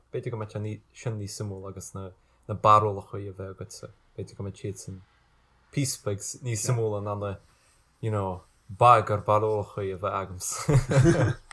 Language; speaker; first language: Irish; native; Irish